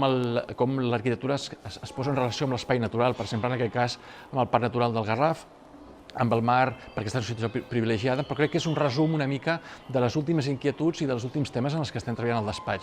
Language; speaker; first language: Catalan; native; Catalan